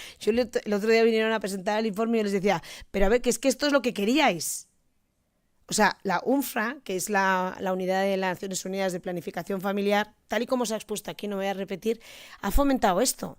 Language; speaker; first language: Spanish; native; Spanish